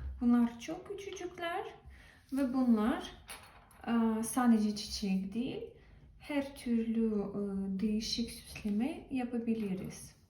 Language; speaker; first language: Turkish; non-native, learner; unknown